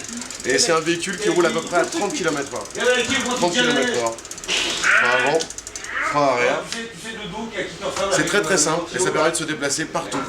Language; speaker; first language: French; native; French